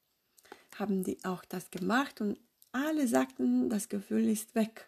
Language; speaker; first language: German; non-native, fluent; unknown